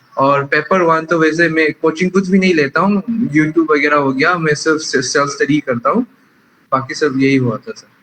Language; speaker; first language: Hindi; non-native, local second language; Manipuri